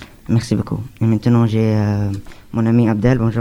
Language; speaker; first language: French; non-native, learner; Arabic